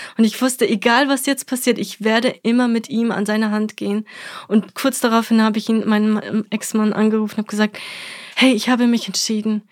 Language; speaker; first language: German; early bilingual, other home language; Russian